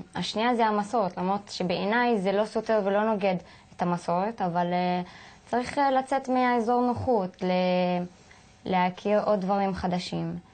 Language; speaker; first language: Hebrew; non-native, local second language; Arabic